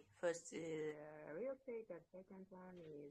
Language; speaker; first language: English; non-native, learner; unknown